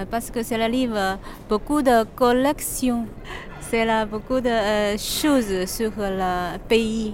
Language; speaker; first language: French; non-native, learner; Chinese